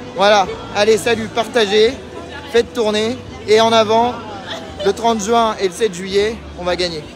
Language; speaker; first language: French; native; French